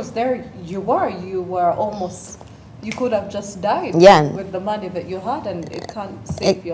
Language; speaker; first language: English; non-native, local second language; Ganda